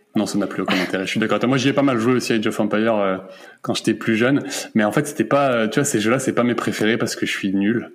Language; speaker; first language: French; native; French